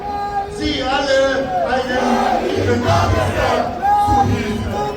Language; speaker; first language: German; non-native, fluent; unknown